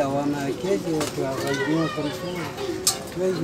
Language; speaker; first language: French; non-native, local second language; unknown